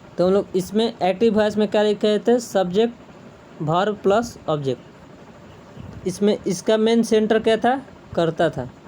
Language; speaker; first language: Hindi; native; Hindi